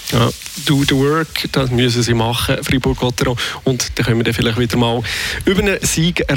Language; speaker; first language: German; native; German